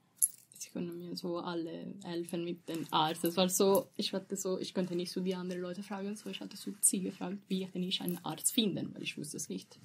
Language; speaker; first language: German; non-native, learner; Italian